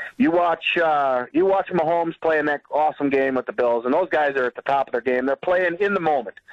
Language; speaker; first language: English; native; English